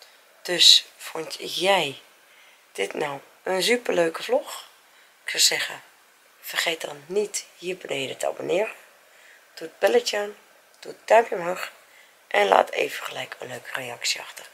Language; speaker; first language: Dutch; native; Dutch